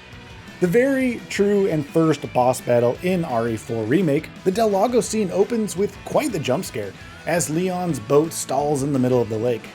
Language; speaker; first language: English; native; English